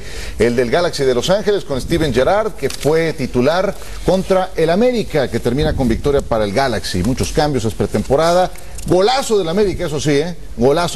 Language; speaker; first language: Spanish; native; Spanish